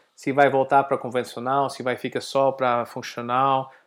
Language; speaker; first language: Portuguese; non-native, fluent; English